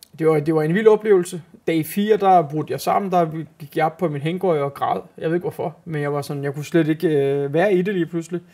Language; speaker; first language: Danish; early bilingual, other home language; Turkish